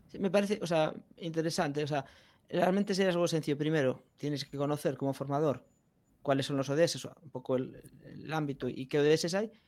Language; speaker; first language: Spanish; native; Spanish